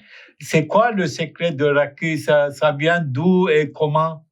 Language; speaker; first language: French; non-native, fluent; Turkish